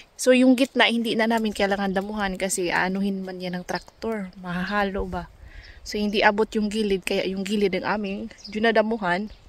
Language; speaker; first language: Filipino; non-native, local second language; Cebuano